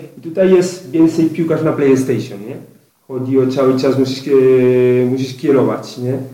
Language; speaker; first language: Polish; non-native, learner; Spanish